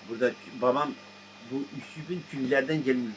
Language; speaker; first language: Turkish; non-native, local second language; Albanian